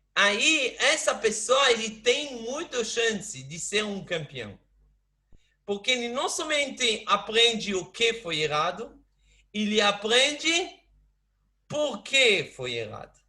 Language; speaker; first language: Portuguese; non-native, fluent; Hebrew